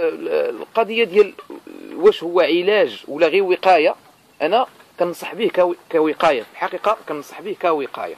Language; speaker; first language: Arabic; native; Arabic